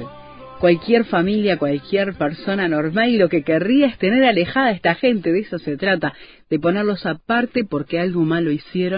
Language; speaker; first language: Spanish; native; Spanish